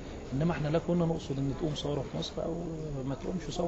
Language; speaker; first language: Arabic; native; Arabic